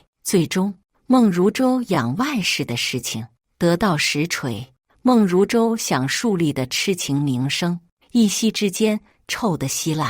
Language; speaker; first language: Chinese; native; Chinese